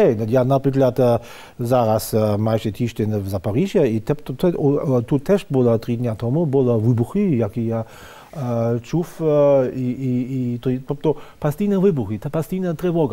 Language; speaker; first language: Ukrainian; non-native, fluent; German